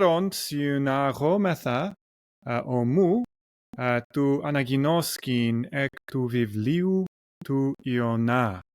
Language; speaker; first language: Greek; non-native, learner; English